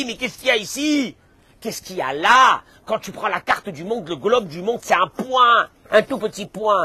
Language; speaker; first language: French; native; French